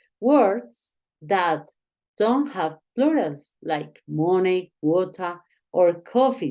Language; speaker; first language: English; non-native, learner; Spanish